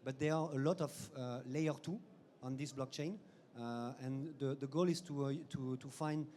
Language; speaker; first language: English; non-native, fluent; French